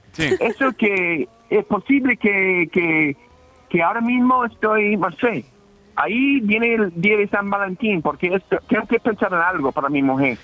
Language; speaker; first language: Spanish; non-native, fluent; English